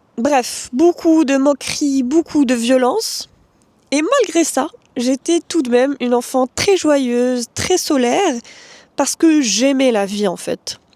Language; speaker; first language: French; non-native, local second language; Arabic